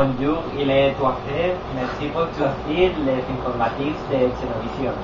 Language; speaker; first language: French; non-native, learner; Spanish